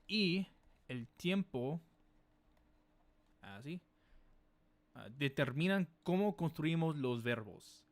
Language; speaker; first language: Spanish; non-native, fluent; English